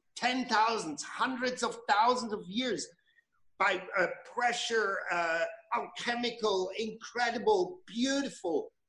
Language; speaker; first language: English; non-native, fluent; German